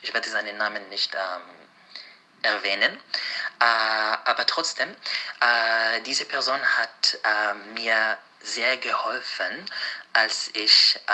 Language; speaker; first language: German; non-native, fluent; Arabic